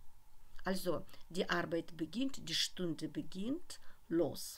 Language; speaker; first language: German; non-native, fluent; Russian